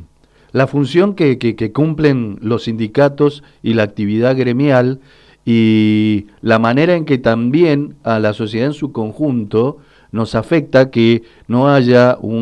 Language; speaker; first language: Spanish; native; Spanish